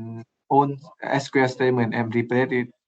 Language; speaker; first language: English; non-native, learner; Vietnamese